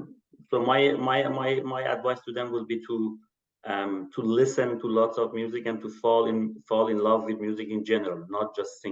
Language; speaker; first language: English; non-native, fluent; Persian